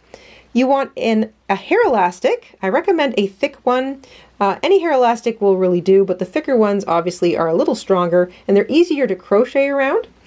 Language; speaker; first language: English; native; English